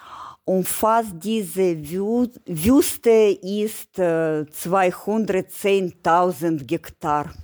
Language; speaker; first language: German; non-native, learner; Ukrainian